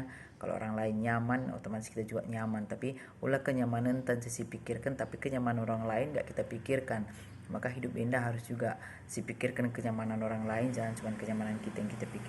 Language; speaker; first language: Indonesian; non-native, local second language; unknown